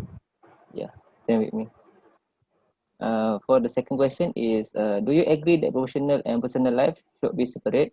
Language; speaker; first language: English; non-native, learner; Malay